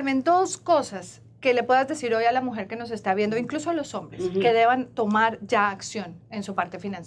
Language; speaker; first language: Spanish; native; Spanish